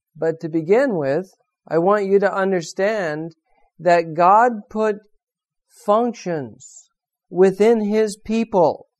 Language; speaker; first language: English; native; English